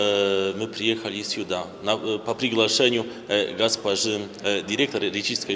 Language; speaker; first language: Polish; non-native, learner; Russian